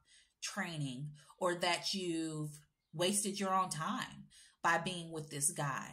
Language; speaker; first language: English; native; English